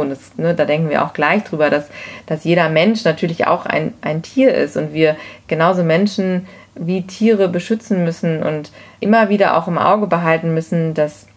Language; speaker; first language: German; native; German